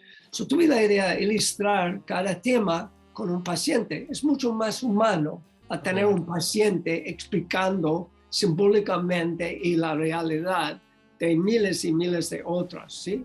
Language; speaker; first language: Spanish; non-native, learner; English